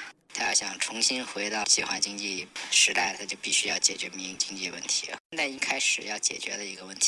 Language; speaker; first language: Chinese; native; Chinese